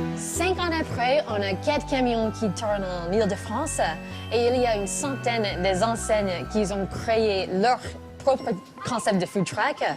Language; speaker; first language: French; non-native, fluent; English